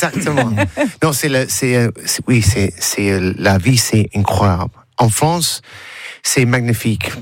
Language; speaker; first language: French; non-native, learner; English